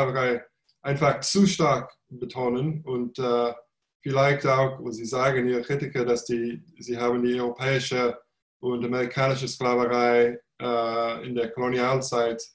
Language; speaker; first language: German; non-native, fluent; English